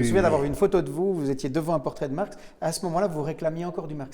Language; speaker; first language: French; native; French